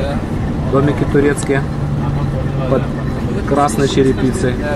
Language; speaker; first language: Russian; native; Russian